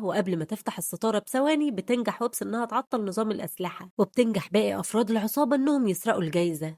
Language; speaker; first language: Arabic; native; Arabic